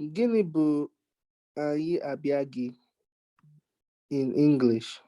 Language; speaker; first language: Igbo; non-native, learner; English